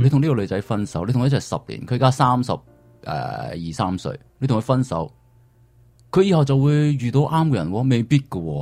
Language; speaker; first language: Cantonese; early bilingual, other home language; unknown